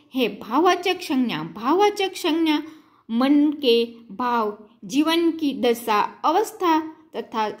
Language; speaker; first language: Hindi; non-native, local second language; Gujarati